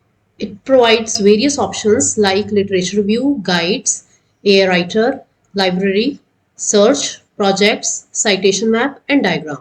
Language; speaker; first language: English; non-native, local second language; Hindi